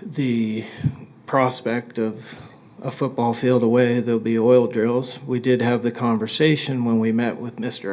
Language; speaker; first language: English; native; English